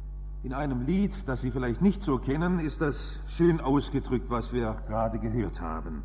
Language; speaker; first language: German; native; German